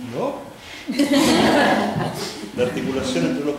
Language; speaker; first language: Spanish; native; Spanish